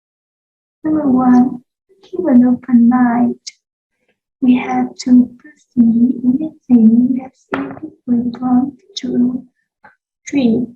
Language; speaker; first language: English; non-native, learner; Vietnamese